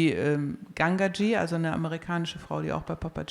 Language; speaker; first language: German; native; German